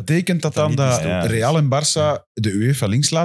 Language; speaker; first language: Dutch; native; Dutch